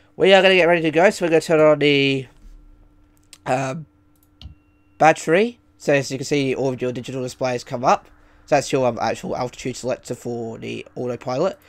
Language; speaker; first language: English; native; English